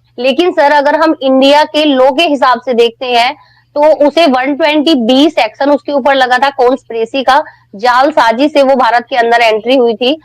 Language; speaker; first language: Hindi; native; Hindi